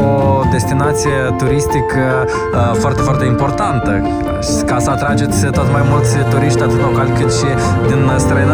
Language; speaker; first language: Romanian; native; Romanian